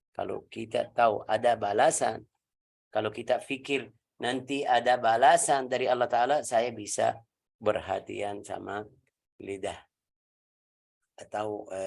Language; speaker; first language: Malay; non-native, learner; Arabic